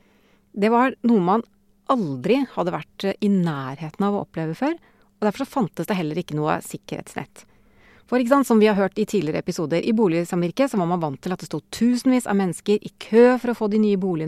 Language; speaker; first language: Norwegian; native; Norwegian